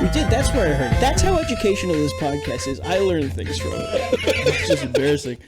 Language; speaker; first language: English; native; English